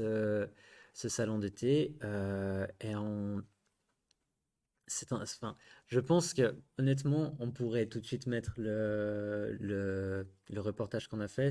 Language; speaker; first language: French; native; French